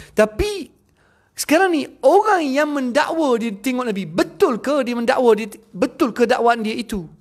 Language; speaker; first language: Malay; non-native, fluent; Arabic